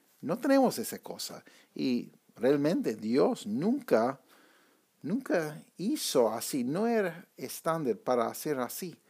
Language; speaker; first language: Spanish; non-native, fluent; English